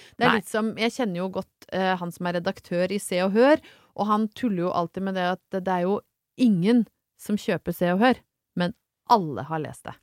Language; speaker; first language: Norwegian; native; Norwegian